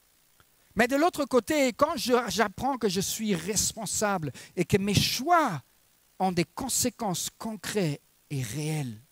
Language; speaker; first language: French; native; French